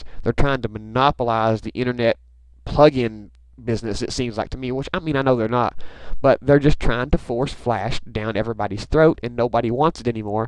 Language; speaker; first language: English; native; English